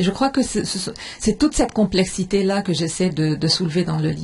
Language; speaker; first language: French; non-native, fluent; Arabic